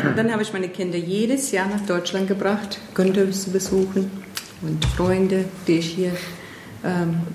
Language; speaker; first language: German; non-native, fluent; English